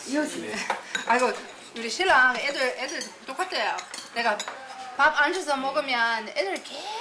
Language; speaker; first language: Korean; non-native, learner; English